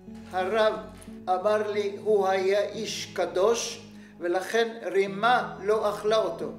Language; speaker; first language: Hebrew; non-native, fluent; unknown